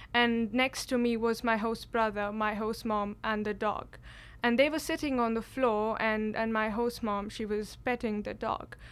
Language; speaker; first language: English; non-native, local second language; Kashmiri